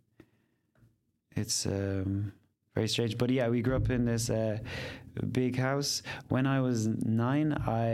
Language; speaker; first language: English; native; English